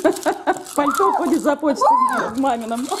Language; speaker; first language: Russian; native; Russian